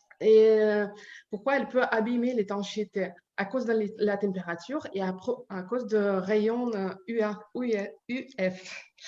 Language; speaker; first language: French; non-native, learner; Ukrainian